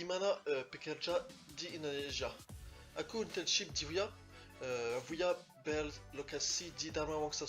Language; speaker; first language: Indonesian; non-native, learner; French